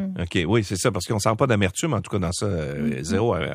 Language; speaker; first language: French; native; French